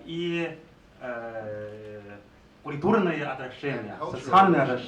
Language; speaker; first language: Russian; non-native, learner; Chinese